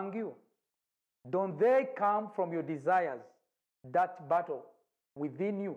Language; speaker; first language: English; non-native, local second language; Kinyarwanda